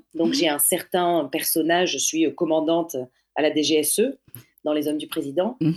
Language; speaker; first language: French; native; French